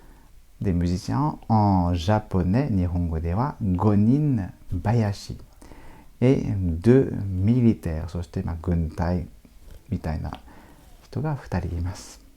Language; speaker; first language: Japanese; non-native, fluent; French